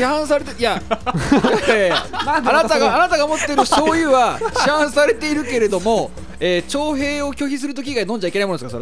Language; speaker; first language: Japanese; native; Japanese